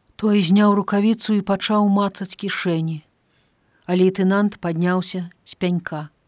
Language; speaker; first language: Belarusian; native; Belarusian